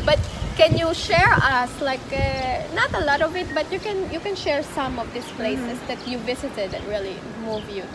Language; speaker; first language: English; non-native, fluent; Filipino